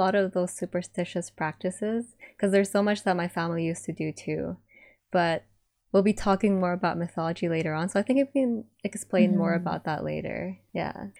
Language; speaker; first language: English; non-native, local second language; Iloko